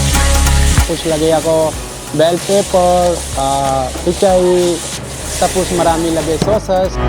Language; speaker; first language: Filipino; non-native, learner; Punjabi